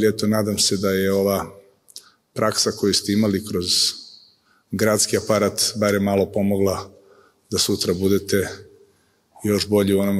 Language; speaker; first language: Serbian; native; Serbian